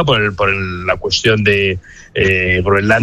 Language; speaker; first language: Spanish; native; Spanish